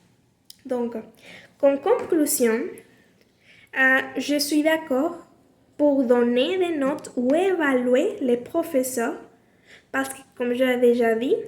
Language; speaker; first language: French; non-native, learner; Spanish